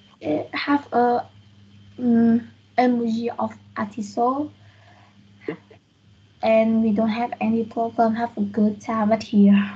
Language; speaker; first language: English; non-native, learner; Vietnamese